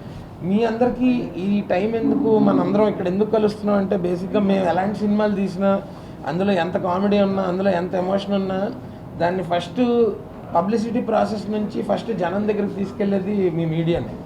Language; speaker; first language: Telugu; native; Telugu